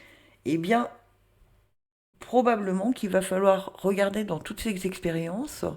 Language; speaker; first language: French; native; French